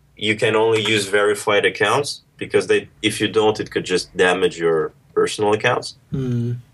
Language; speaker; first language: English; early bilingual, other home language; Russian